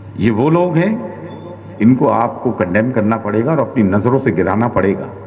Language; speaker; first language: Urdu; native; Urdu